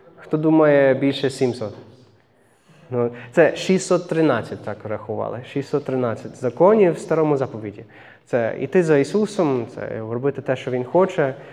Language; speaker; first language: Ukrainian; non-native, fluent; English